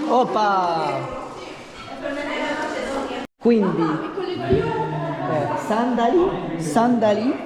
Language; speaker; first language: Italian; non-native, learner; French